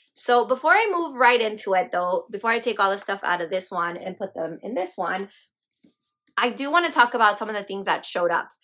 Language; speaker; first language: English; native; English